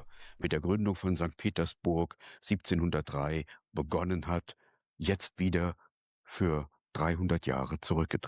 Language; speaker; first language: German; native; German